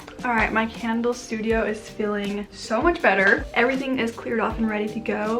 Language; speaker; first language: English; native; English